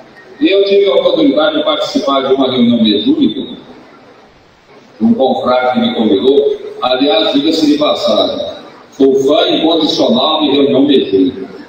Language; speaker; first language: Portuguese; native; Portuguese